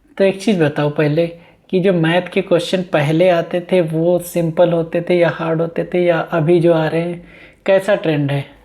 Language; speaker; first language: Hindi; native; Hindi